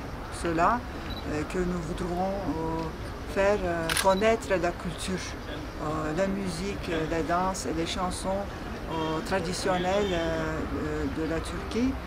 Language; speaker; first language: French; non-native, fluent; Turkish